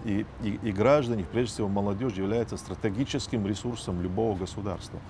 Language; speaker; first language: Russian; non-native, local second language; Chechen